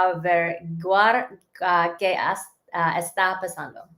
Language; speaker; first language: Spanish; early bilingual, heritage; English